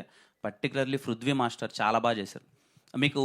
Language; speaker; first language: Telugu; native; Telugu